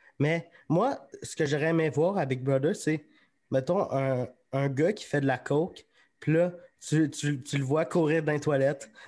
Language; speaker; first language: French; native; French